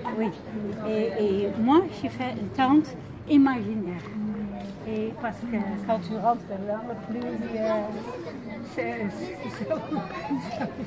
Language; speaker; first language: French; non-native, learner; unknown